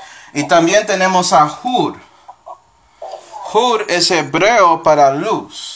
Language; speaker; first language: Spanish; non-native, fluent; English